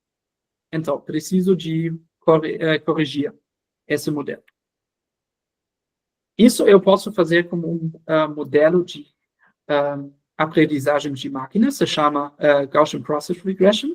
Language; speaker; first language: Portuguese; non-native, fluent; German